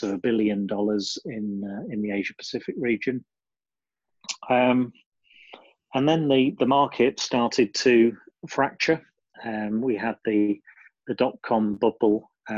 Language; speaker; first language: English; native; English